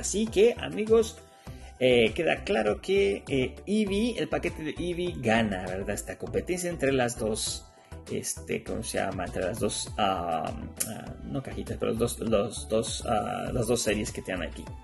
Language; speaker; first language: Spanish; native; Spanish